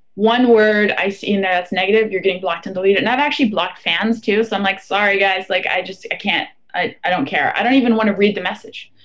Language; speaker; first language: English; non-native, fluent; German